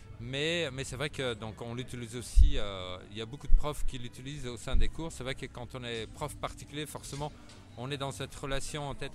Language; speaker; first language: French; native; French